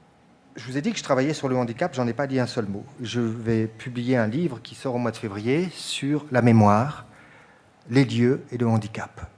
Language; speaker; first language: French; native; French